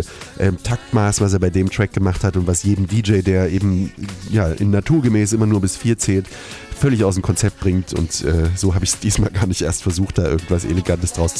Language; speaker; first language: German; native; German